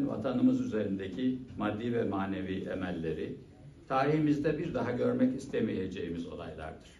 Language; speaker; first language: Turkish; native; Turkish